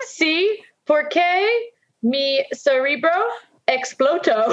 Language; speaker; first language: Spanish; non-native, learner; English